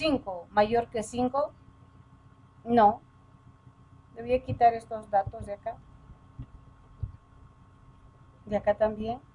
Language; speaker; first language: Spanish; native; Spanish